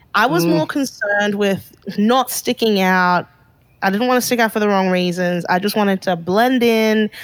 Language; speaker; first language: English; early bilingual, other home language; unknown